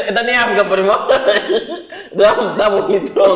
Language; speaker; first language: Russian; non-native, fluent; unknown